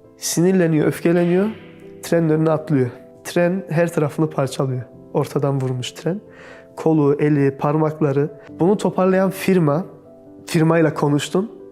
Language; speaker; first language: Turkish; early bilingual, heritage; Turkish